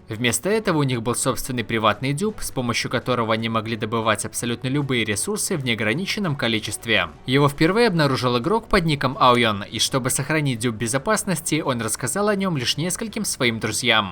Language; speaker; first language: Russian; native; Russian